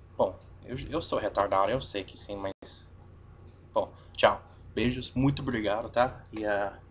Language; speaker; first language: Portuguese; non-native, fluent; English